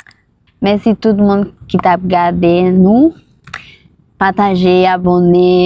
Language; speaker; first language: French; non-native, learner; Spanish